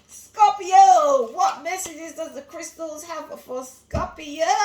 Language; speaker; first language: English; native; English